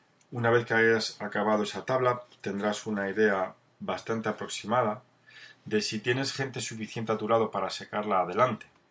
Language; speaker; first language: Spanish; native; Spanish